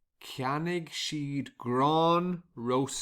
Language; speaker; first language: Irish; non-native, local second language; English